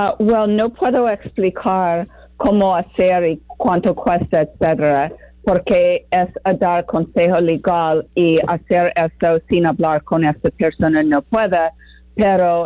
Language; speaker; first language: Spanish; non-native, fluent; English